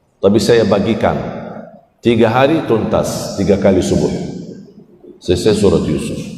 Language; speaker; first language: Malay; non-native, fluent; Arabic